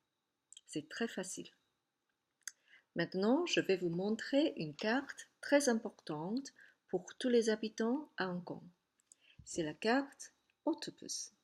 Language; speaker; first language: French; non-native, fluent; Cantonese